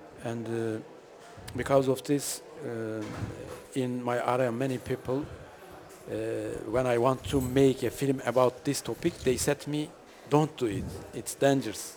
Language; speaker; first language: English; non-native, fluent; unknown